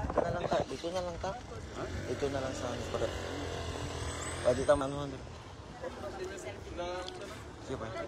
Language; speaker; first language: Filipino; non-native, local second language; Cebuano